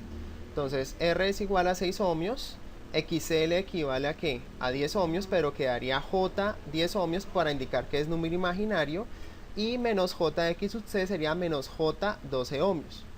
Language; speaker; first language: Spanish; native; Spanish